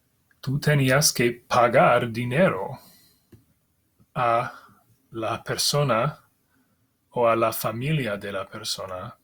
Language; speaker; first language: Spanish; non-native, fluent; English